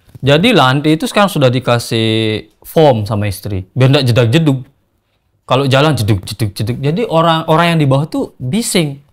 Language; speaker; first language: Indonesian; non-native, local second language; Sasak